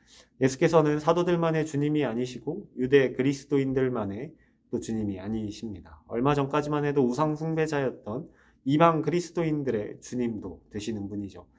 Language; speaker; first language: Korean; native; Korean